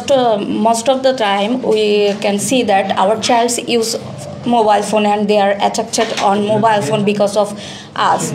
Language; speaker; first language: English; non-native, learner; Bangla